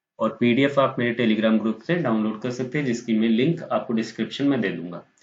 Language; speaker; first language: Hindi; native; Hindi